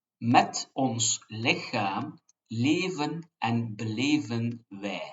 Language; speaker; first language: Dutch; non-native, fluent; Turkish